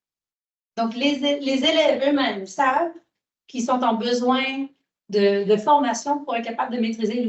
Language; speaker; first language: French; native; French